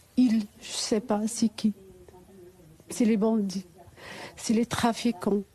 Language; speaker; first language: French; non-native, fluent; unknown